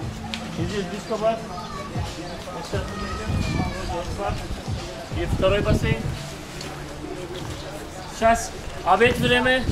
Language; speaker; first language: Russian; non-native, learner; Turkish